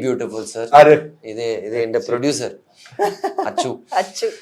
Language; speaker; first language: Malayalam; non-native, learner; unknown